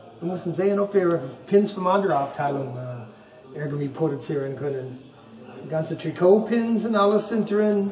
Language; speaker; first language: German; non-native, fluent; English